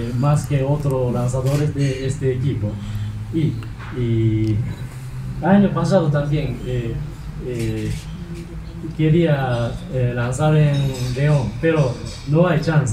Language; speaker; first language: Spanish; non-native, learner; Japanese